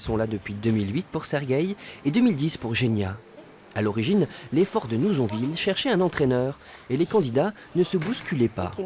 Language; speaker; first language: French; native; French